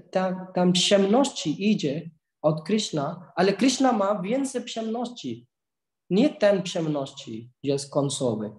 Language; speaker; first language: Polish; non-native, learner; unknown